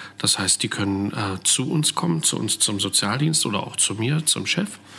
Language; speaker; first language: German; native; German